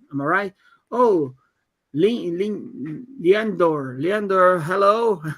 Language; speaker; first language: English; non-native, fluent; Portuguese